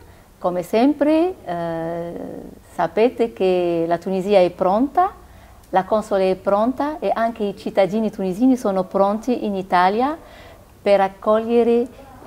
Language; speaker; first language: Italian; non-native, learner; Arabic